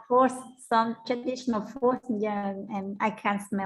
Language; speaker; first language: English; non-native, learner; Vietnamese